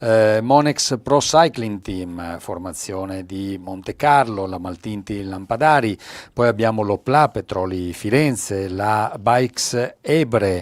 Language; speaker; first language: Italian; native; Italian